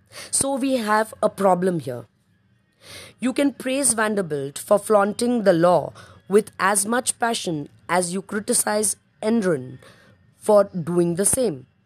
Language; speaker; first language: English; non-native, local second language; Marathi